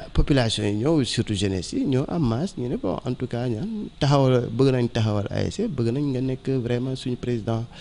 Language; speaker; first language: Wolof; non-native, local second language; Mandingo